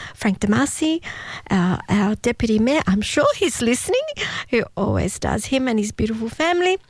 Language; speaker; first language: English; early bilingual, other home language; Italian